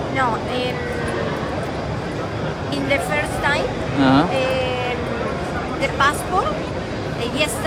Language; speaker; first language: English; non-native, learner; Spanish